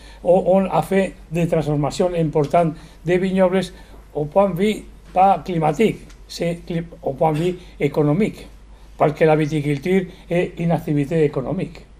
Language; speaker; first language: French; non-native, learner; Spanish